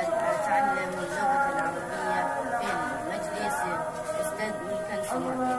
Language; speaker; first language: Arabic; non-native, learner; Indonesian